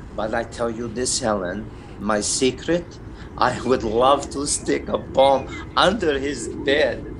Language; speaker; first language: English; non-native, fluent; Russian